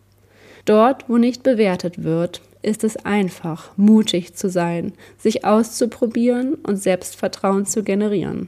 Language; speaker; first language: German; native; German